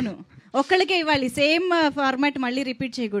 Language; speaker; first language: Telugu; native; Telugu